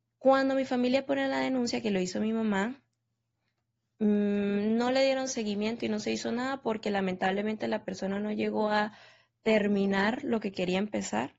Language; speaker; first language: Spanish; native; Spanish